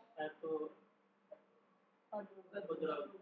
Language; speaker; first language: Russian; non-native, learner; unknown